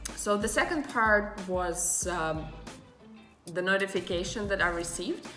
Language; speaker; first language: English; non-native, fluent; Russian